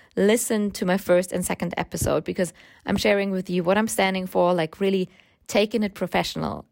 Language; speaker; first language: English; non-native, fluent; German